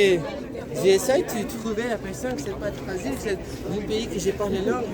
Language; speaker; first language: French; non-native, learner; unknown